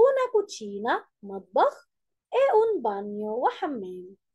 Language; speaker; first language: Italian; non-native, fluent; Arabic